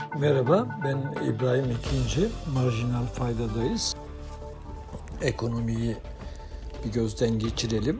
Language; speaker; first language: Turkish; native; Turkish